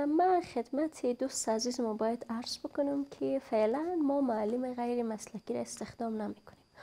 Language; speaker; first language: Persian; native; Persian